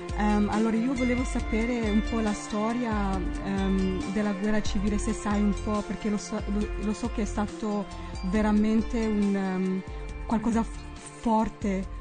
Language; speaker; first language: Italian; non-native, fluent; English